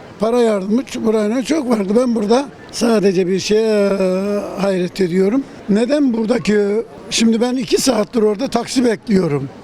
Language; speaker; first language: Turkish; native; Turkish